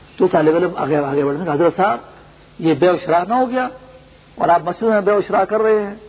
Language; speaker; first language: Urdu; non-native, local second language; Pashto